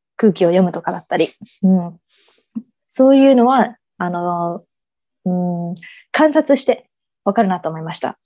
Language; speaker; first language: Japanese; early bilingual, heritage; English